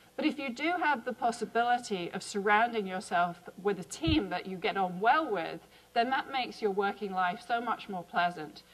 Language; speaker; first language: English; native; English